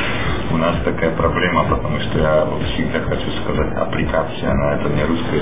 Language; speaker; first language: Russian; non-native, fluent; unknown